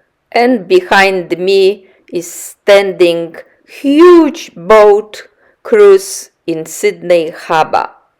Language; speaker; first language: English; non-native, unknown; Polish